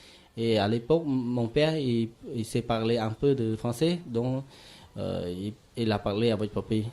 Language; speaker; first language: French; non-native, learner; Khmer